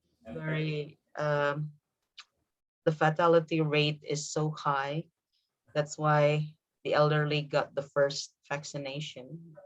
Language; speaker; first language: English; non-native, fluent; Indonesian